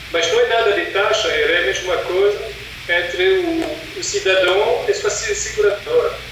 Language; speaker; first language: Portuguese; non-native, fluent; French